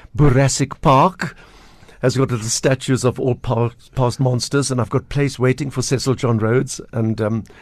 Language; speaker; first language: English; native; English